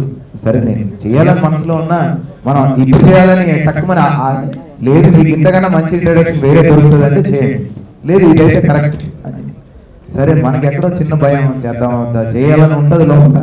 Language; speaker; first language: Telugu; native; Telugu